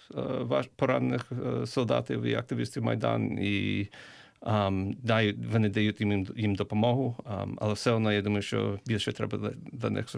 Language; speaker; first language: Ukrainian; early bilingual, heritage; English